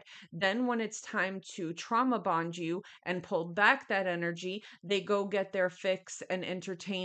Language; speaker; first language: English; native; English